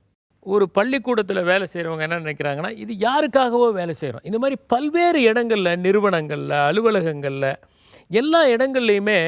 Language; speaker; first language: Tamil; native; Tamil